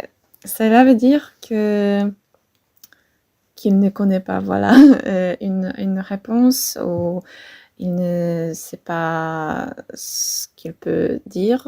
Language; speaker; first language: French; non-native, fluent; Polish